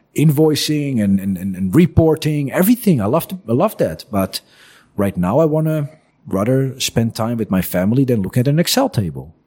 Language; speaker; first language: English; non-native, fluent; Dutch